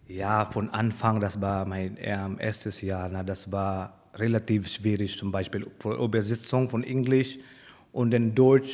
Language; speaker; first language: German; non-native, learner; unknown